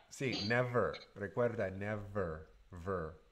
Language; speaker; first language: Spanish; non-native, learner; English